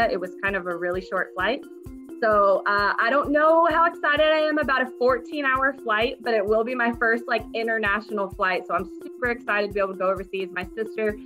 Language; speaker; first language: English; native; English